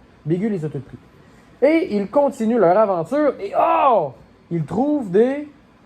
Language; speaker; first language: French; native; French